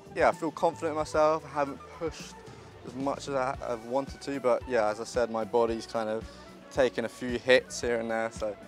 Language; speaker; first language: English; native; English